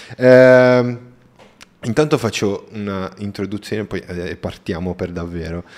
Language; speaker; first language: Italian; native; Italian